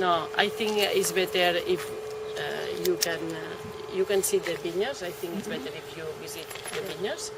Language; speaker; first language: English; non-native, learner; Catalan